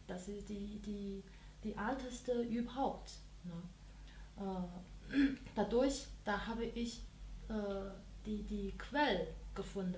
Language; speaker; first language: German; non-native, learner; Chinese